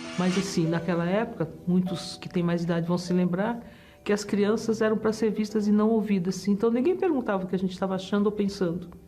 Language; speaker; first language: Portuguese; early bilingual, other home language; German